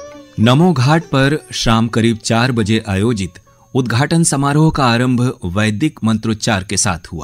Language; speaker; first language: Hindi; native; Hindi